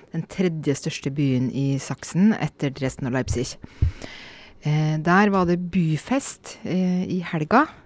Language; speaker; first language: Norwegian; native; Norwegian